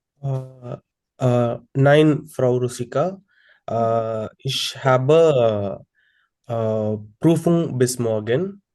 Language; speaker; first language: German; non-native, learner; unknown